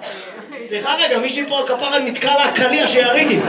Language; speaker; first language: Hebrew; native; Hebrew